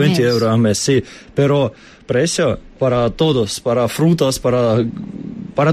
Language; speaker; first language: Spanish; non-native, learner; Russian